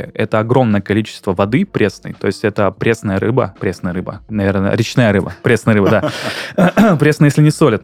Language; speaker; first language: Russian; native; Russian